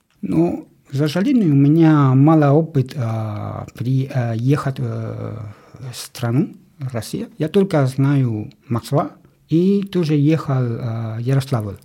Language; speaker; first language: Russian; non-native, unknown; Spanish